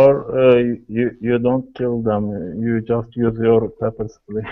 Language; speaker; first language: English; non-native, learner; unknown